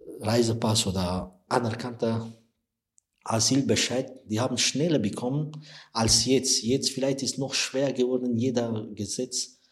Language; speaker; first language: German; non-native, learner; Persian